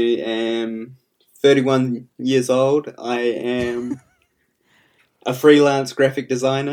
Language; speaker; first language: English; native; English